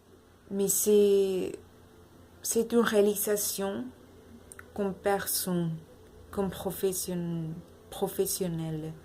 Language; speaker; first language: French; non-native, learner; Spanish